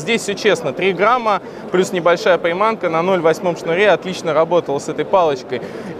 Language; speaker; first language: Russian; native; Russian